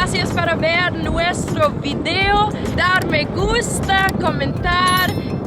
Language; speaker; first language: Spanish; non-native, learner; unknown